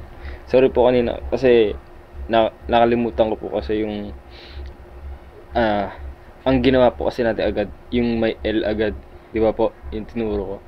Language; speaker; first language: Filipino; native; Filipino